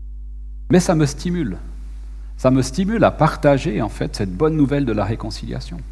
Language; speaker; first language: French; native; French